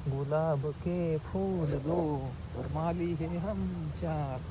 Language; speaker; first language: Hindi; non-native, local second language; Marathi